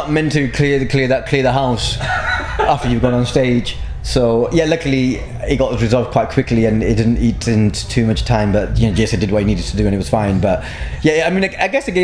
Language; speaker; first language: English; native; English